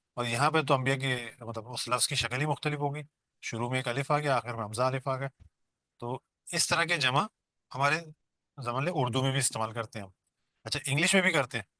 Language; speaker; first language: Urdu; non-native, local second language; Baluchi